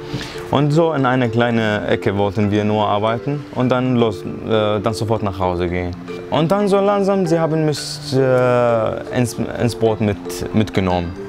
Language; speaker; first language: German; non-native, fluent; Arabic